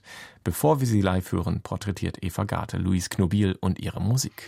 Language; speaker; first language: German; native; German